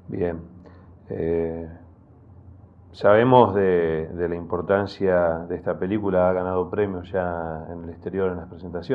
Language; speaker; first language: Spanish; native; Spanish